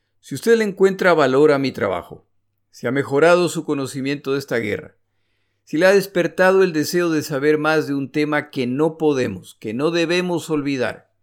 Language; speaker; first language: Spanish; native; Spanish